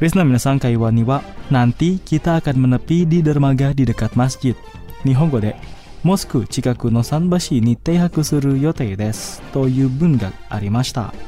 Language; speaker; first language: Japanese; non-native, fluent; Indonesian